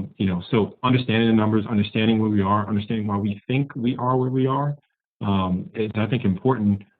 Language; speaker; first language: English; native; English